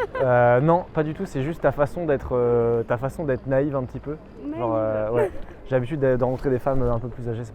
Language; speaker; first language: French; native; French